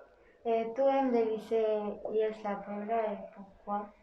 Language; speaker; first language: French; non-native, learner; Spanish